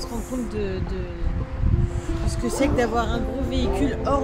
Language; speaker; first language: French; native; French